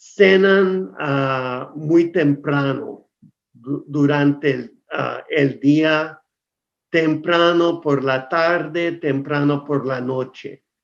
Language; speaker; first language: Spanish; non-native, fluent; English